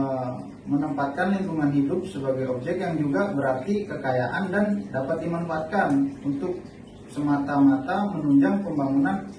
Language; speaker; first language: Indonesian; native; Indonesian